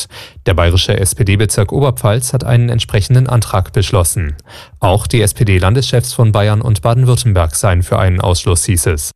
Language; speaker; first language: German; native; German